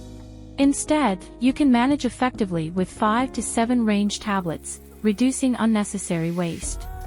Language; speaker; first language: English; native; English